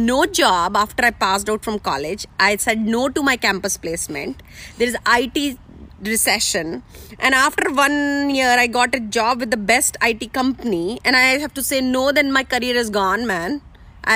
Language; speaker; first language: English; non-native, local second language; Hindi